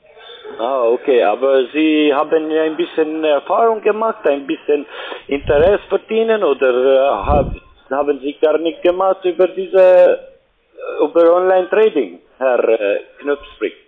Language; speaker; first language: German; non-native, learner; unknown